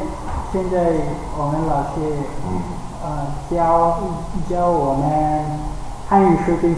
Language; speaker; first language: Chinese; non-native, learner; Bangla